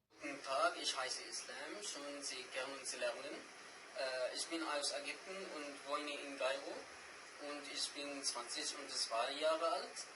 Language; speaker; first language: German; non-native, learner; Arabic